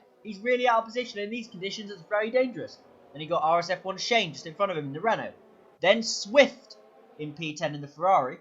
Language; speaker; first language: English; native; English